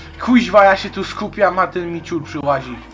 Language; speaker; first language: Polish; native; Polish